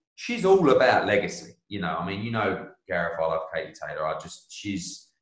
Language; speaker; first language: English; native; English